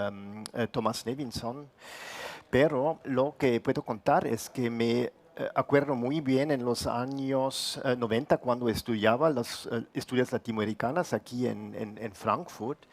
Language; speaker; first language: Spanish; non-native, fluent; German